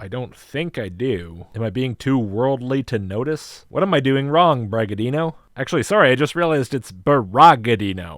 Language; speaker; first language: English; native; English